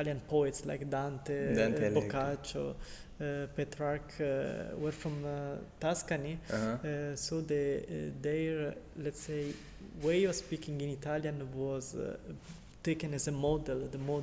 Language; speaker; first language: English; non-native, fluent; Italian